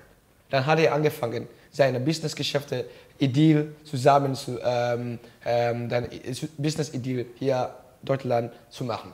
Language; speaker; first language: German; non-native, learner; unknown